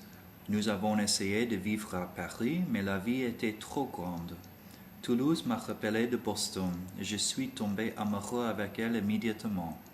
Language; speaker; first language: French; non-native, learner; English